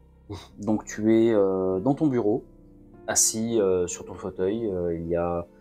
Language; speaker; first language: French; native; French